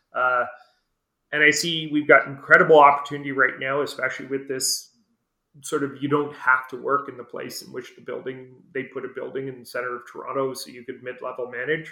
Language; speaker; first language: English; native; English